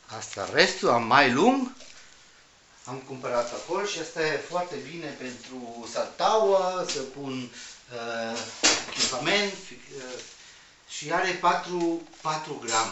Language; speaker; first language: Romanian; non-native, learner; Spanish